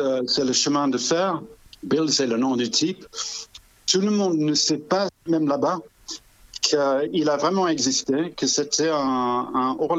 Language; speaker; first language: French; non-native, fluent; English